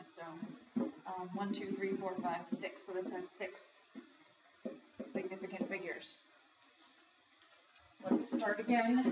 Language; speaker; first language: English; native; English